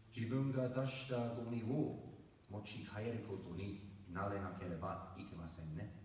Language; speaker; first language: Japanese; non-native, fluent; English